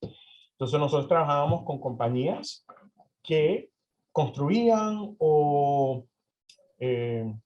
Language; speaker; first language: Spanish; early bilingual, heritage; Spanish